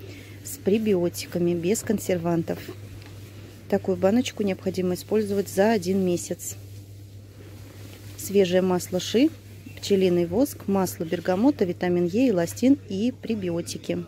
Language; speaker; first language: Russian; native; Russian